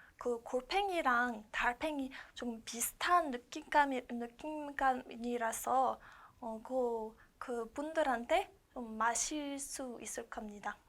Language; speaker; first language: Korean; non-native, learner; French